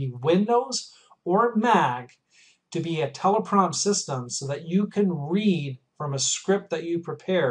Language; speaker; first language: English; native; English